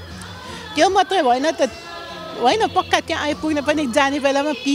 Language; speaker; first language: Nepali; early bilingual, other home language; German